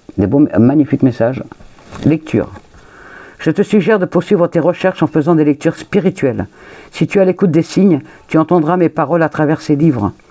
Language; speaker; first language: French; early bilingual, other home language; Portuguese